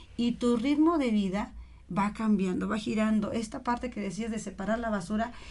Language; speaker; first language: Spanish; native; Spanish